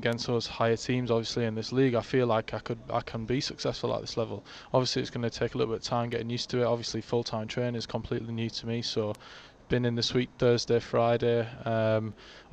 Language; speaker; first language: English; native; English